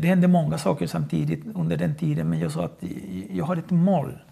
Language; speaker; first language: Swedish; non-native, fluent; Spanish